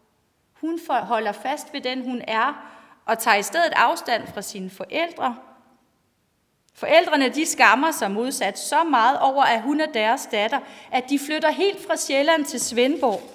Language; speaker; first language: Danish; native; Danish